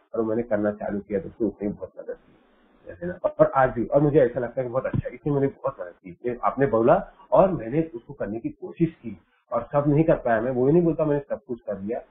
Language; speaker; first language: Hindi; native; Hindi